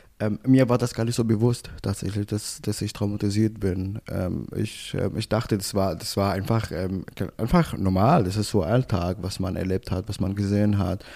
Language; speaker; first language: German; non-native, fluent; Arabic